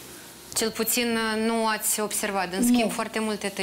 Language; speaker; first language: Romanian; native; Romanian